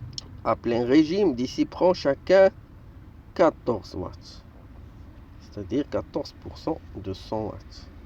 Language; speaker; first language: French; non-native, local second language; Arabic